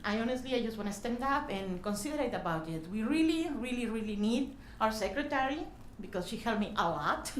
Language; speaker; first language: English; non-native, learner; Spanish